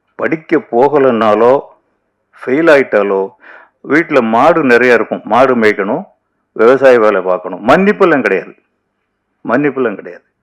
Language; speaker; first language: Tamil; native; Tamil